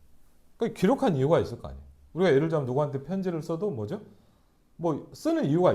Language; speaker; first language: Korean; native; Korean